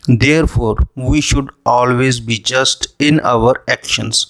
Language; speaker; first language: English; non-native, local second language; Punjabi